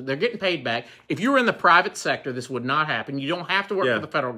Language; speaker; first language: English; native; English